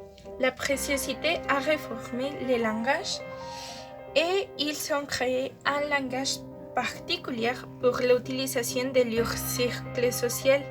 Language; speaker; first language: French; non-native, learner; Spanish